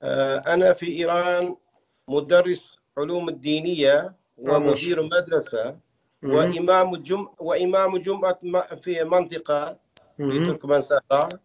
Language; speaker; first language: Arabic; non-native, fluent; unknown